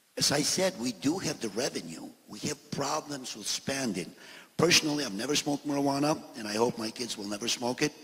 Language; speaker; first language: English; non-native, fluent; Albanian